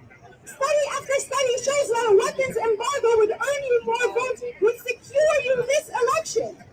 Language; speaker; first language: English; native; English